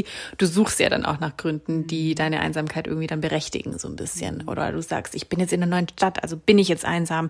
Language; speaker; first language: German; native; German